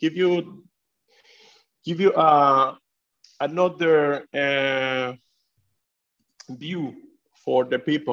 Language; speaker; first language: English; non-native, fluent; Spanish